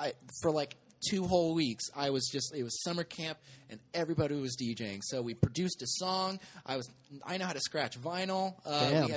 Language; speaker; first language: English; native; English